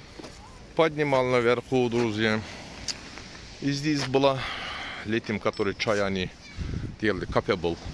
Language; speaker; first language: Russian; non-native, learner; Turkish